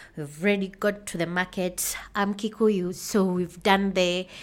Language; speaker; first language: English; non-native, local second language; Kikuyu